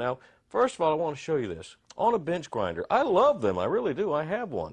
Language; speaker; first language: English; native; English